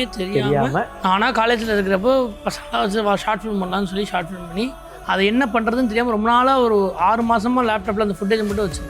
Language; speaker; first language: Tamil; native; Tamil